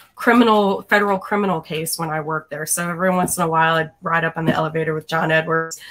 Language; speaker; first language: English; native; English